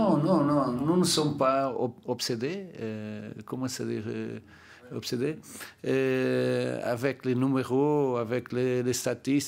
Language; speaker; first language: French; non-native, learner; Portuguese